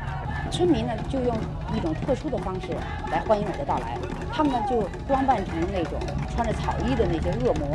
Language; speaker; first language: Chinese; native; Chinese